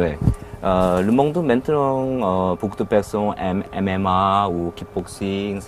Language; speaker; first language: French; non-native, learner; Korean